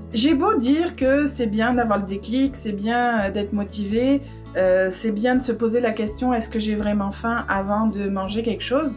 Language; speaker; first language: French; native; French